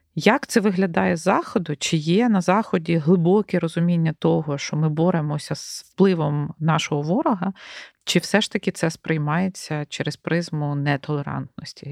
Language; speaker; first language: Ukrainian; native; Ukrainian